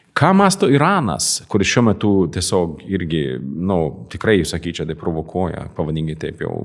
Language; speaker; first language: Lithuanian; non-native, fluent; Swedish